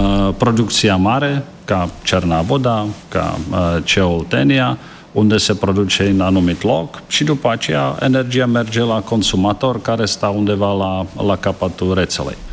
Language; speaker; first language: Romanian; non-native, fluent; Czech